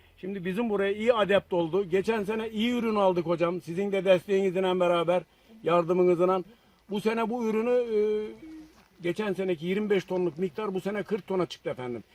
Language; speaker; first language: Turkish; native; Turkish